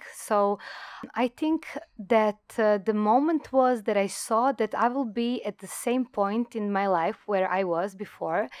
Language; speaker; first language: English; non-native, fluent; Croatian